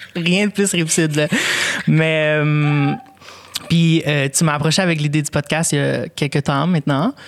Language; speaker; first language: French; early bilingual, other home language; Spanish